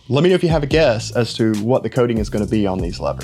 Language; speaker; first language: English; native; English